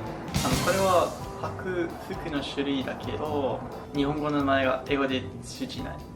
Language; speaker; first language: Japanese; non-native, fluent; English